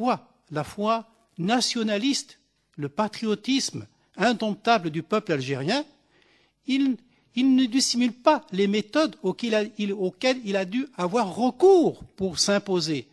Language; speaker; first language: French; native; French